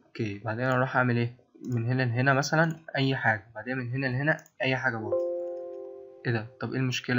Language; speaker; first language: Arabic; native; Arabic